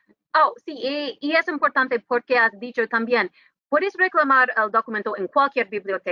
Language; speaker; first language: Spanish; non-native, fluent; English